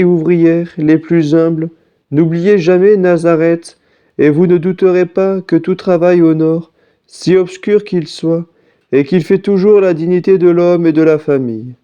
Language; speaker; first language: French; native; French